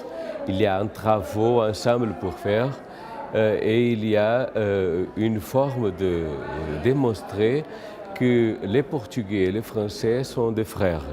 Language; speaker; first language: French; non-native, learner; Portuguese